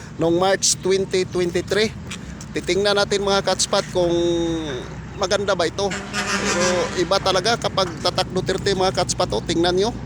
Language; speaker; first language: Filipino; non-native, local second language; Cebuano